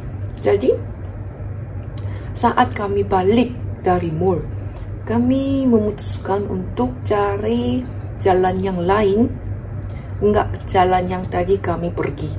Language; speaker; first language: Indonesian; non-native, fluent; Korean